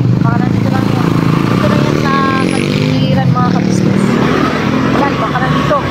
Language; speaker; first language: Filipino; non-native, local second language; Cebuano